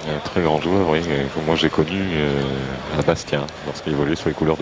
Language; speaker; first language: French; native; French